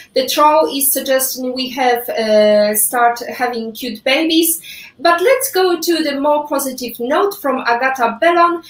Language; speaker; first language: English; non-native, fluent; Polish